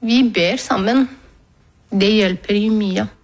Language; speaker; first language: Norwegian; non-native, learner; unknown